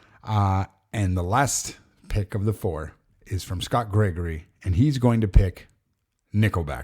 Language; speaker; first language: English; native; English